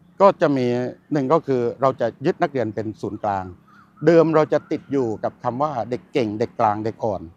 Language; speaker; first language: Thai; native; Thai